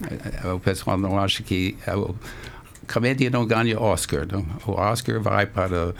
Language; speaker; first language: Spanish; non-native, learner; English